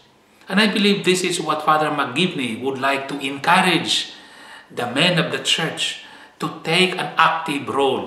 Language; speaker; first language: English; non-native, fluent; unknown